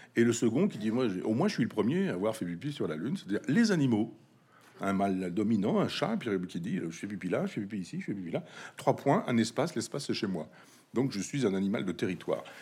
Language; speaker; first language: French; native; French